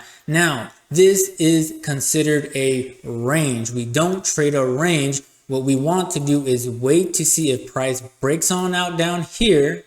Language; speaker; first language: English; native; English